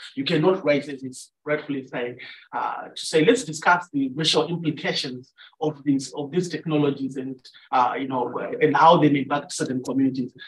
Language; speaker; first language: English; non-native, local second language; Shona